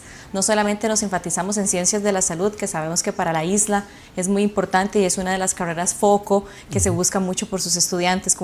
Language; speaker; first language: Spanish; native; Spanish